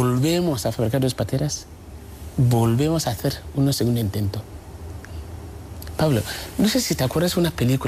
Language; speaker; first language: Spanish; non-native, fluent; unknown